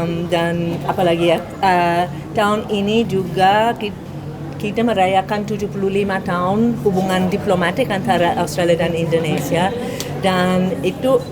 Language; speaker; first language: Indonesian; non-native, fluent; English